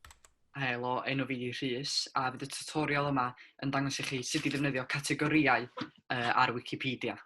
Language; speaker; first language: Welsh; native; Welsh